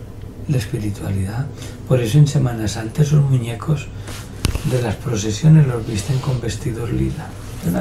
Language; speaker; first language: Spanish; native; Spanish